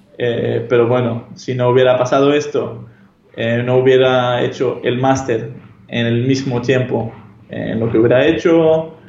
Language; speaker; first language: Spanish; non-native, fluent; Hebrew